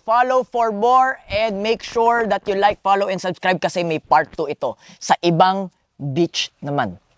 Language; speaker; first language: English; non-native, local second language; Filipino